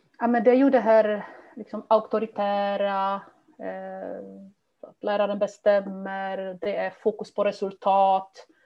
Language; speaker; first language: Swedish; non-native, fluent; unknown